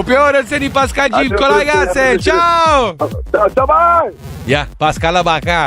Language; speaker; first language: Turkish; non-native, learner; Italian